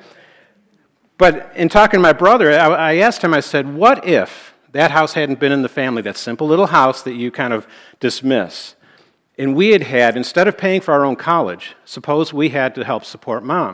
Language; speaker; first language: English; native; English